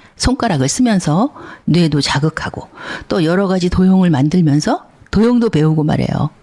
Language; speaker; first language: Korean; native; Korean